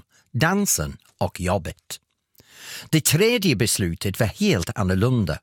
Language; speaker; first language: Swedish; non-native, fluent; English